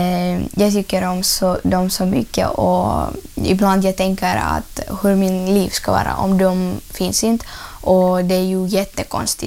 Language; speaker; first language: Swedish; non-native, learner; Russian